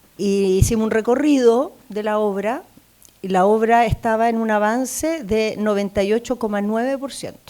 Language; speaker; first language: Spanish; native; Spanish